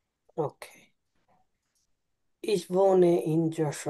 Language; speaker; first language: German; non-native, learner; Bangla